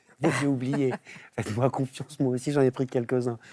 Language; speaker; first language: French; native; French